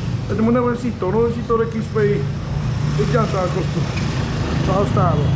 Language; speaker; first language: Spanish; non-native, learner; English